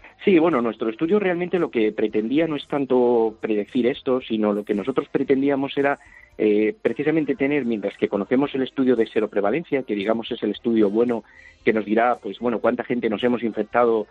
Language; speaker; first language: Spanish; native; Spanish